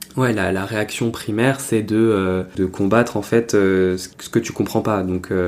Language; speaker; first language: French; native; French